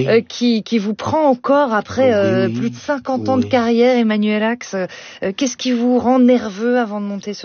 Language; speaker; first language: French; native; French